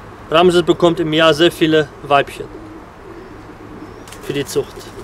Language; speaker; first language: German; non-native, fluent; Polish